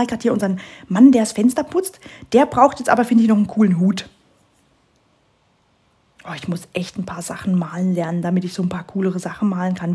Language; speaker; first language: German; native; German